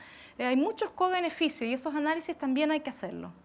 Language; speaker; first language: Spanish; native; Spanish